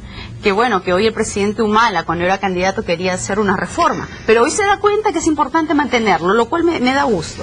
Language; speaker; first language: Spanish; native; Spanish